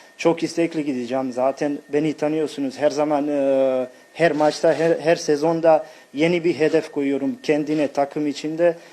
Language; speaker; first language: Turkish; non-native, fluent; Bosnian